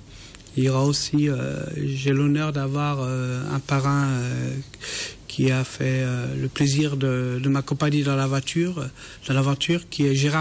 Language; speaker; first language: French; native; French